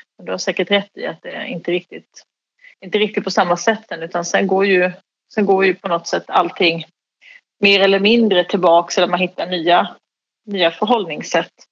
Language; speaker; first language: Swedish; native; Swedish